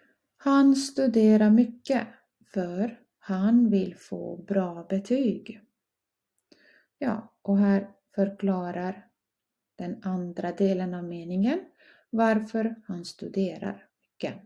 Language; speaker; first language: Swedish; non-native, fluent; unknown